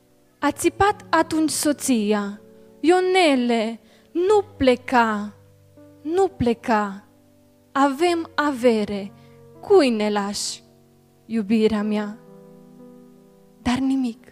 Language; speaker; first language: Romanian; native; Romanian